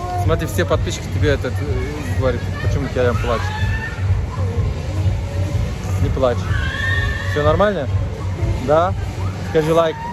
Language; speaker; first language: Russian; non-native, learner; Turkish